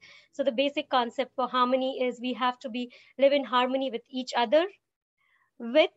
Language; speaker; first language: English; non-native, local second language; Hindi